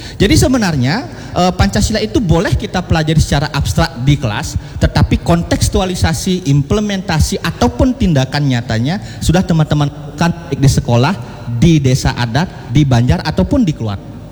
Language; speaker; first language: Indonesian; non-native, local second language; Balinese